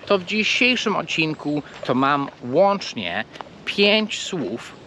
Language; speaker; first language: Polish; non-native, fluent; English